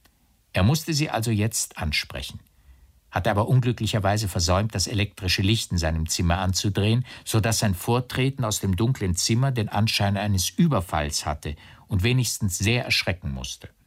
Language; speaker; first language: German; native; German